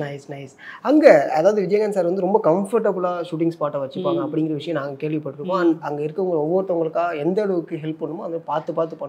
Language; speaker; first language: Tamil; native; Tamil